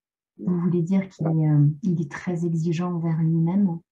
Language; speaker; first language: French; native; French